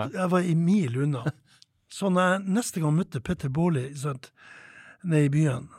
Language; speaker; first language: Norwegian; native; Norwegian